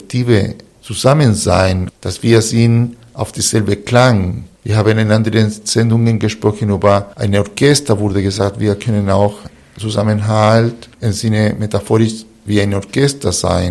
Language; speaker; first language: German; non-native, fluent; Spanish